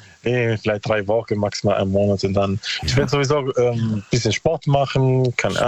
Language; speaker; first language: German; non-native, learner; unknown